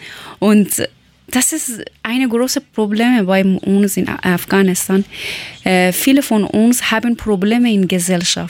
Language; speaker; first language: German; non-native, learner; Persian